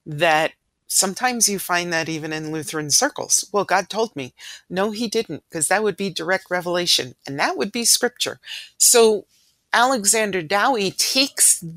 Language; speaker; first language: English; native; English